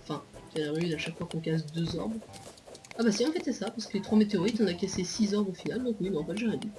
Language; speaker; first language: French; native; French